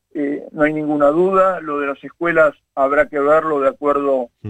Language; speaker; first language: Spanish; native; Spanish